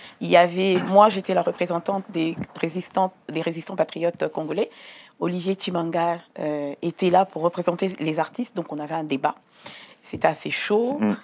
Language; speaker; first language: French; non-native, local second language; Lingala